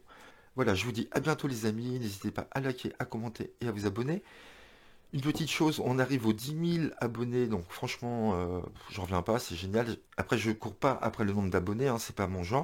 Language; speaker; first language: French; native; French